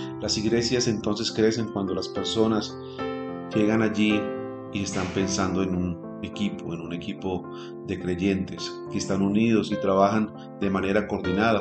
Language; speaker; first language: Spanish; native; Spanish